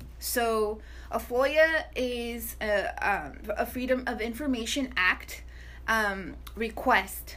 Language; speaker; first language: English; early bilingual, other home language; Spanish